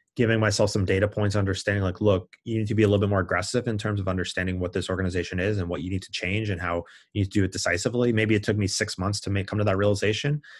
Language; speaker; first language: English; native; English